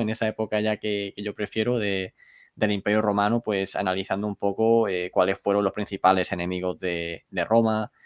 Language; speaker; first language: Spanish; native; Spanish